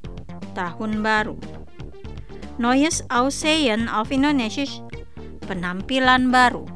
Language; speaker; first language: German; non-native, fluent; Indonesian